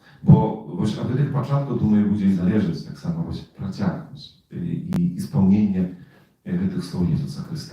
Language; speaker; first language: Polish; non-native, learner; Russian